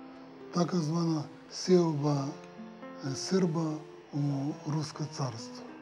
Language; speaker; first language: Ukrainian; early bilingual, heritage; Serbian